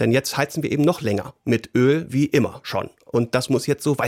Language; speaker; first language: German; native; German